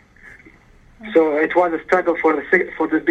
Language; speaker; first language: English; early bilingual, other home language; Arabic